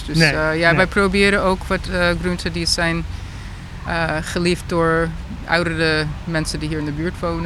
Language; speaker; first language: Dutch; non-native, fluent; English